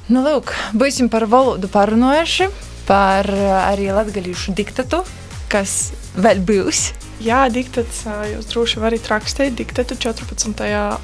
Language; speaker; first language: Latvian; native; Latvian